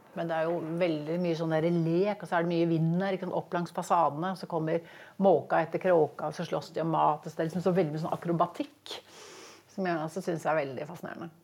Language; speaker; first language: Norwegian; native; Norwegian